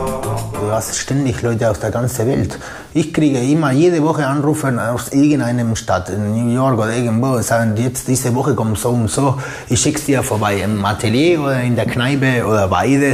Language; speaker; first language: German; non-native, fluent; Spanish